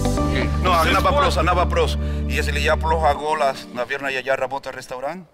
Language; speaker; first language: Russian; non-native, learner; Spanish